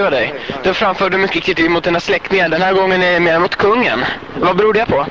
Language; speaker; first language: Swedish; native; Swedish